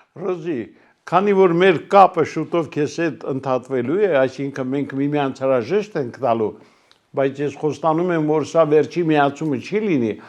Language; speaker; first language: Armenian; native; Armenian